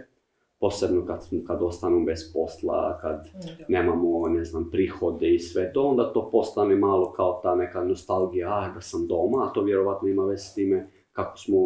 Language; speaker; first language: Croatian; non-native, learner; Albanian